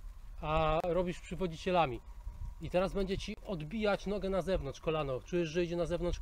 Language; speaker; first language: Polish; native; Polish